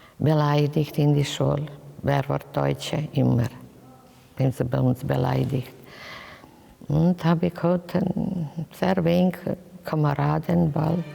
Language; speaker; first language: German; early bilingual, heritage; German